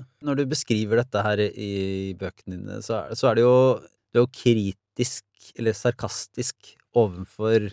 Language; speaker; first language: Norwegian; native; Norwegian